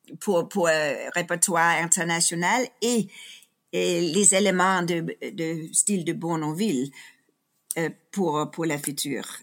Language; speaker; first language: French; non-native, fluent; Danish